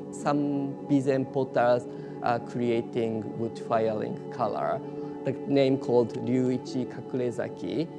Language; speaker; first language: English; non-native, learner; Japanese